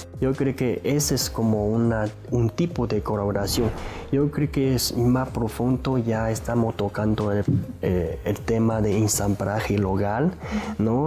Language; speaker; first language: Spanish; non-native, learner; Chinese